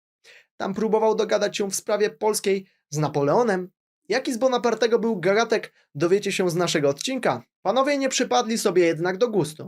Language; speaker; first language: Polish; native; Polish